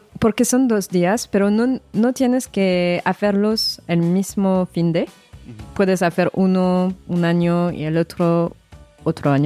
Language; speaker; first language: Spanish; non-native, fluent; French